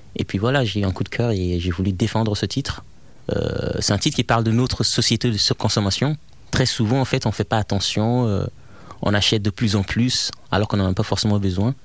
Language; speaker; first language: French; non-native, fluent; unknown